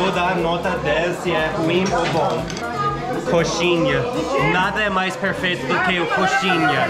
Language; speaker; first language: Portuguese; non-native, learner; English